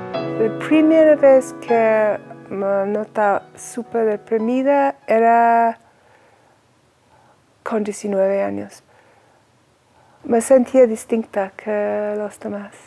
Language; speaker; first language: Spanish; non-native, fluent; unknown